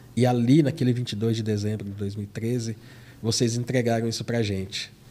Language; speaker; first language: Portuguese; native; Portuguese